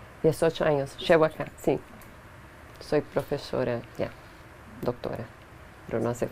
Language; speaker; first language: Spanish; non-native, fluent; Portuguese